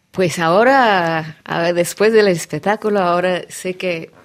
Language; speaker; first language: Spanish; non-native, fluent; Russian